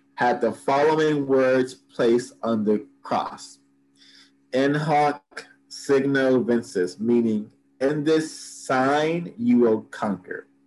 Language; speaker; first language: English; native; English